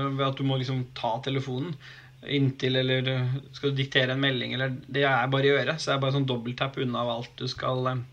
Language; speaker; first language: Norwegian; native; Norwegian